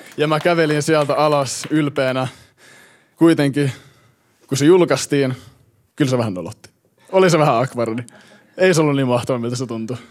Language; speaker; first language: Finnish; early bilingual, heritage; Finnish